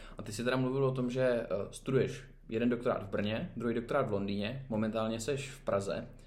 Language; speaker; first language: Czech; native; Czech